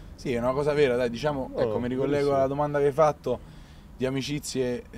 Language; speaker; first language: Italian; native; Italian